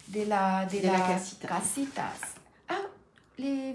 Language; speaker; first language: Spanish; non-native, learner; French